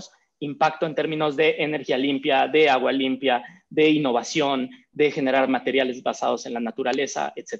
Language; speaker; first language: Spanish; native; Spanish